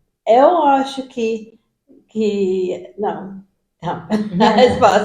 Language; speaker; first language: Portuguese; non-native, fluent; English